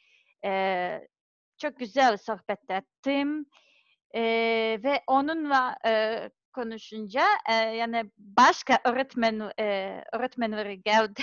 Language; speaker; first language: Turkish; non-native, learner; Serbian